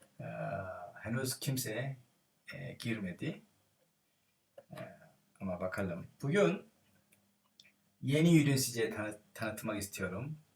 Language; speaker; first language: Turkish; non-native, learner; Korean